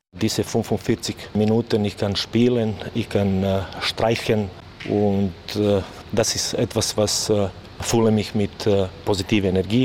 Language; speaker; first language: German; non-native, learner; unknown